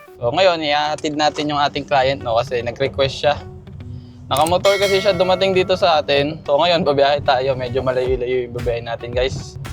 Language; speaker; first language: Filipino; non-native, local second language; Cebuano